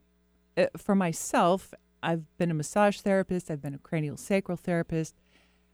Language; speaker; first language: English; native; English